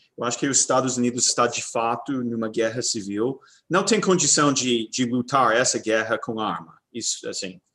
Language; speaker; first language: Portuguese; non-native, fluent; English